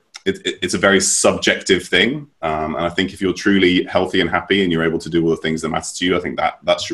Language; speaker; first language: English; native; English